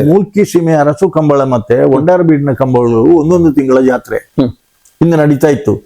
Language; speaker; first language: Kannada; non-native, local second language; Tulu